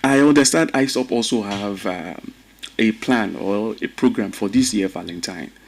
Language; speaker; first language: English; non-native, local second language; Yoruba